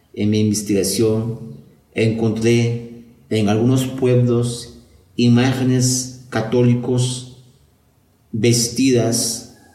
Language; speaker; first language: Spanish; non-native, local second language; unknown